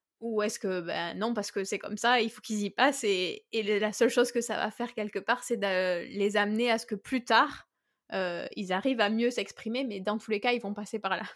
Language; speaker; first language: French; native; French